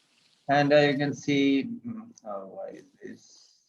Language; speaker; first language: English; non-native, local second language; Urdu